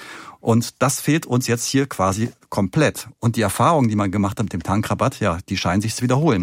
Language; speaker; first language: German; native; German